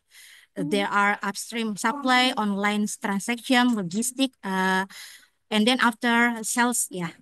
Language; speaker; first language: English; non-native, learner; Indonesian